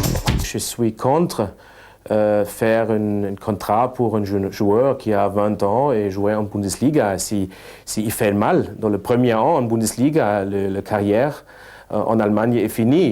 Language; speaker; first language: French; non-native, fluent; German